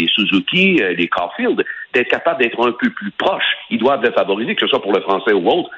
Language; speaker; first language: French; native; French